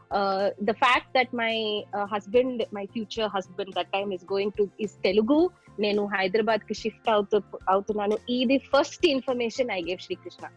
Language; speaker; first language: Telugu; non-native, local second language; Tamil